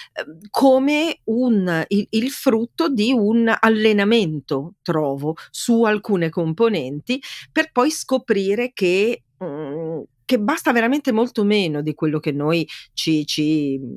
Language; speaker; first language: Italian; native; Italian